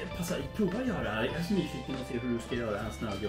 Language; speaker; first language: Swedish; native; Swedish